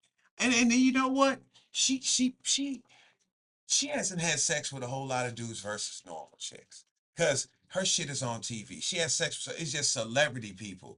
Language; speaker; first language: English; native; English